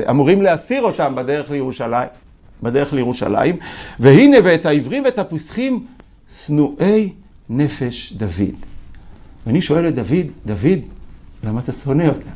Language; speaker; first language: Hebrew; native; Hebrew